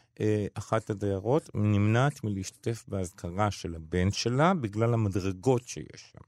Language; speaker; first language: Hebrew; native; Hebrew